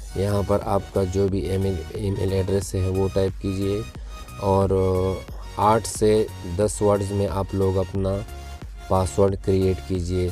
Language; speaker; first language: Urdu; non-native, local second language; Pashto